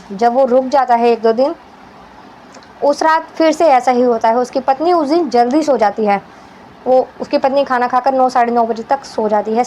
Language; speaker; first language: Hindi; native; Hindi